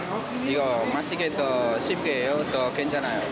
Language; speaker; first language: Korean; non-native, learner; Indonesian